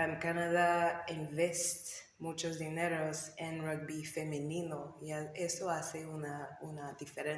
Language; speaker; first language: Spanish; non-native, learner; English